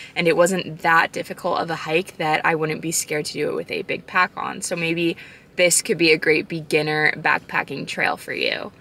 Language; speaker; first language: English; native; English